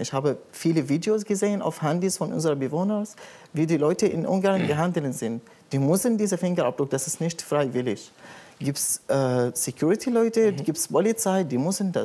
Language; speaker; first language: German; non-native, learner; Arabic